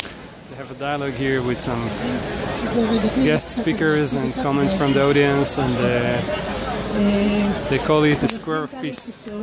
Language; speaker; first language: English; non-native, fluent; Hebrew